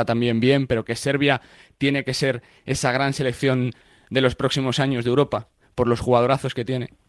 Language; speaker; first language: Spanish; native; Spanish